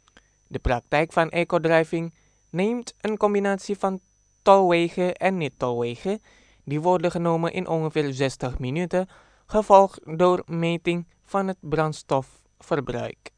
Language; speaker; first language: Dutch; non-native, fluent; Indonesian